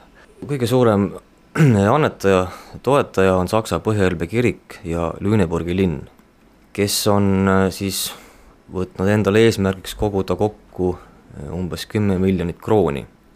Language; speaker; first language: Estonian; native; Estonian